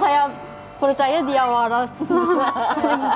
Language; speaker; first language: Indonesian; non-native, fluent; Korean